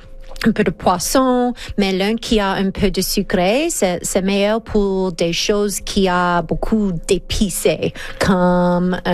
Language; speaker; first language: French; non-native, learner; English